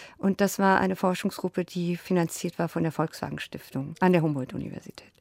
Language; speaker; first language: German; native; German